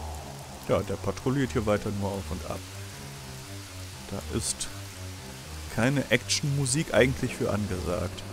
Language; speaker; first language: German; native; German